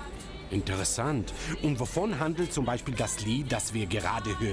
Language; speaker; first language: German; native; German